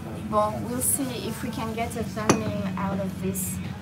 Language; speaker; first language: English; non-native, fluent; French